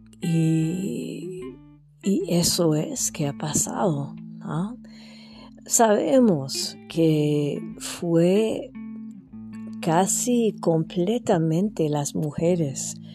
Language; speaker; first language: Spanish; non-native, fluent; French